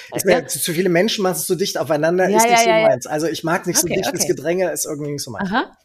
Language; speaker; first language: German; native; German